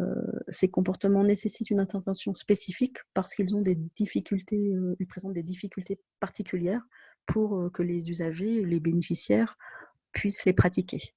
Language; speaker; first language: French; native; French